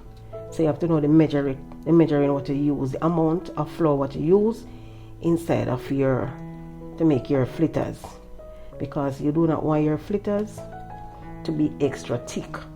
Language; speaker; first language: English; non-native, local second language; Jamaican Creole English